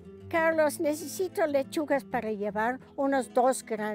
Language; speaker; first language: Spanish; non-native, fluent; English